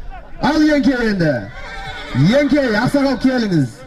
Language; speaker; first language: Kazakh; native; Kazakh